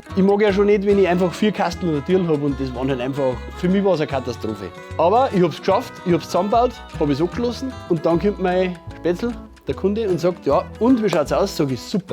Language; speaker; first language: German; native; German